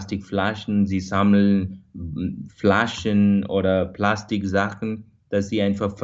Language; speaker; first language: German; non-native, fluent; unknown